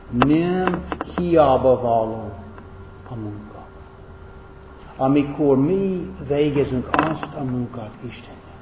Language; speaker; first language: Hungarian; non-native, fluent; English